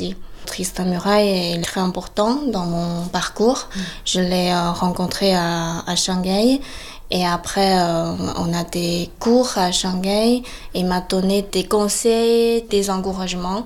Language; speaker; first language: French; non-native, fluent; Chinese